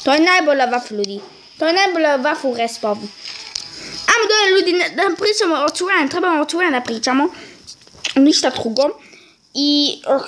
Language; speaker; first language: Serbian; early bilingual, heritage; Serbian